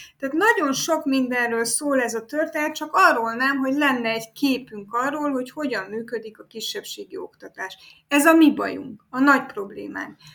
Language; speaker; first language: Hungarian; native; Hungarian